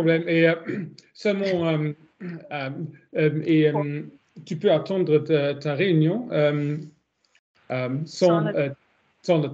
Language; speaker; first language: French; non-native, learner; German